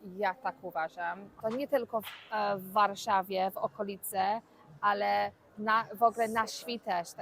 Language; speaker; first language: Polish; early bilingual, heritage; Polish